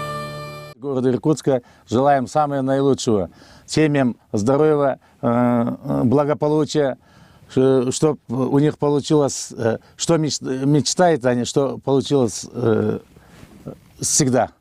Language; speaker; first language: Russian; non-native, local second language; Kyrgyz